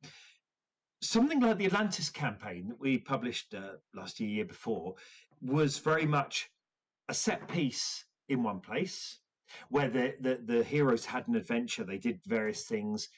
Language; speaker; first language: English; native; English